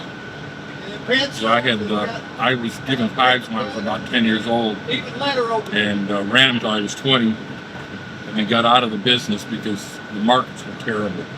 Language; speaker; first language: English; native; English